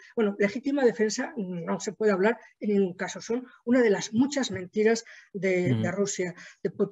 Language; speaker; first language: Spanish; native; Spanish